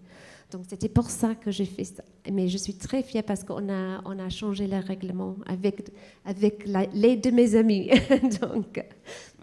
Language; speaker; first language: French; non-native, fluent; English